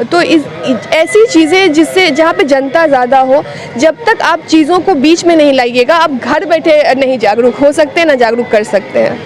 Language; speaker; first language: Hindi; native; Hindi